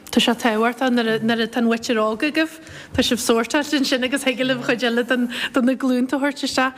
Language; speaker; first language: Irish; native; Irish